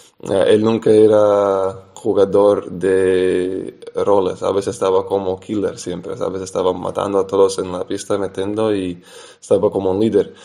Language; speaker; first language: Spanish; non-native, fluent; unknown